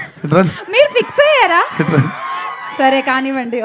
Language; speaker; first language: Telugu; native; Telugu